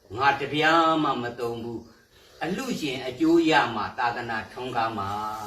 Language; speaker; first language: Burmese; native; Burmese